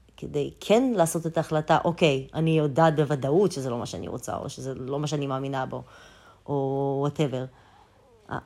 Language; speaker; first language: Hebrew; early bilingual, other home language; Russian